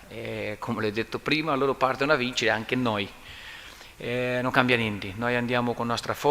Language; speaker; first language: Italian; non-native, learner; Portuguese